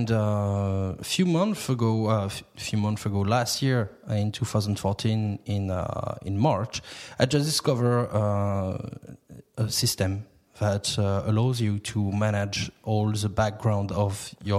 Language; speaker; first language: English; non-native, fluent; French